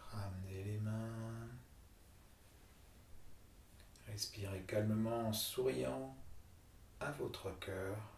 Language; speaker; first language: French; native; French